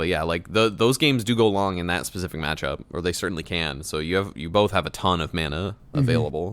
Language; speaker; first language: English; native; English